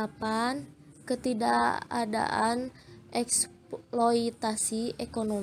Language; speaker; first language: Indonesian; native; Indonesian